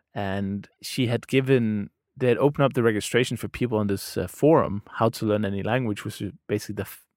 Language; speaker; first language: English; non-native, fluent; Danish